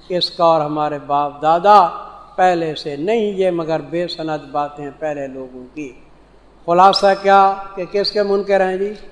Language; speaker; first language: Urdu; non-native, local second language; Saraiki